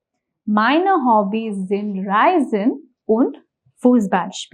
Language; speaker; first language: German; non-native, fluent; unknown